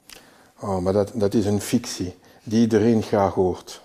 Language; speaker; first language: Dutch; non-native, local second language; French